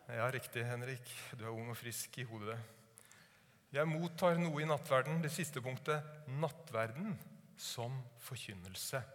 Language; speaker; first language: Norwegian; native; Norwegian